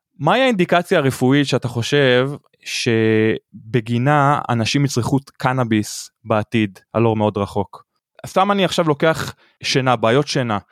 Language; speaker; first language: Hebrew; native; Hebrew